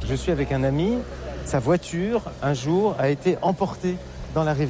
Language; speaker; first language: French; native; French